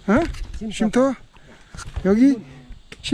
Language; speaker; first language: Korean; native; Korean